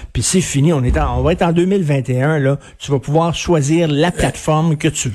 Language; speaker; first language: French; native; French